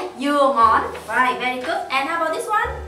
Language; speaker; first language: English; non-native, fluent; Vietnamese